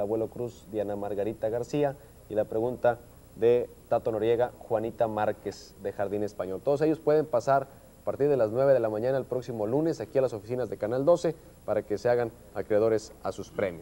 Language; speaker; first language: Spanish; native; Spanish